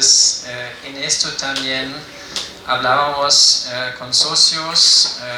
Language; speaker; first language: Spanish; non-native, fluent; German